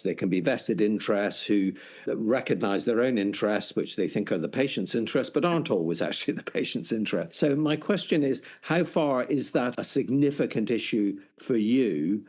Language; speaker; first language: English; native; English